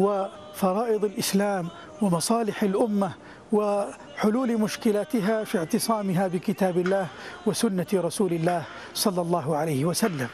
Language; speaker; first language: Arabic; native; Arabic